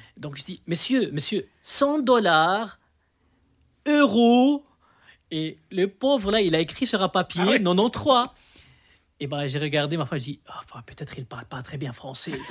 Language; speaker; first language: French; non-native, local second language; Arabic